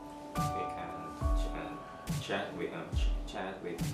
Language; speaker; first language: English; non-native, learner; Chinese